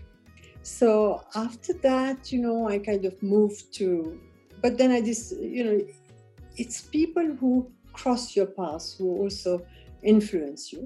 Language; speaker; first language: English; non-native, local second language; Kachhi